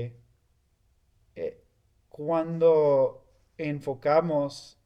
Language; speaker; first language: Spanish; non-native, fluent; English